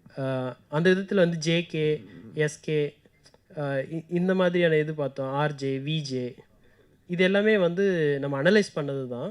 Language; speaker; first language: Tamil; native; Tamil